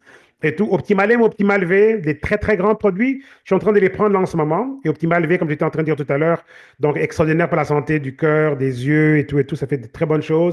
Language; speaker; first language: French; native; French